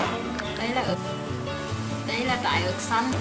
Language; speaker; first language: Vietnamese; native; Vietnamese